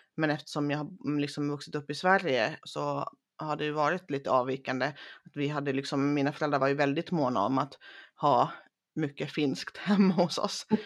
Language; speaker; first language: Swedish; early bilingual, other home language; Finnish